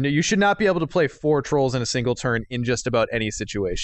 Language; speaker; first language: English; native; English